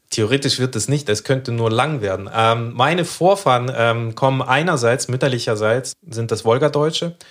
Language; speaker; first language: German; early bilingual, other home language; Russian